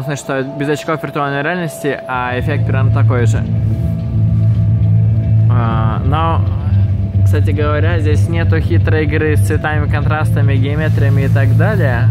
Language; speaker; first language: Russian; native; Russian